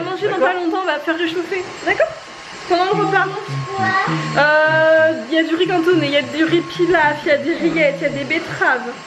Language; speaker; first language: French; native; French